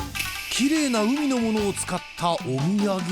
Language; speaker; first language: Japanese; native; Japanese